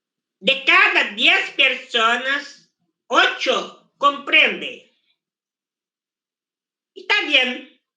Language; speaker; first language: Spanish; non-native, fluent; Portuguese